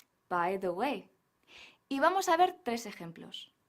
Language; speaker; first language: Spanish; non-native, fluent; English